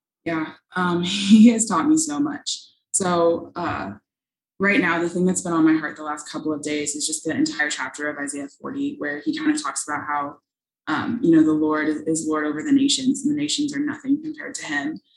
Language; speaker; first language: English; native; English